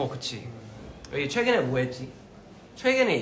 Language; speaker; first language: Korean; early bilingual, heritage; Korean